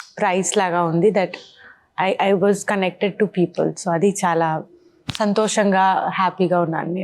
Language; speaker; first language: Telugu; non-native, learner; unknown